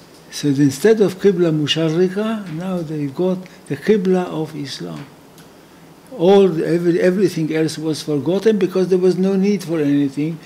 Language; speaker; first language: English; non-native, fluent; Hebrew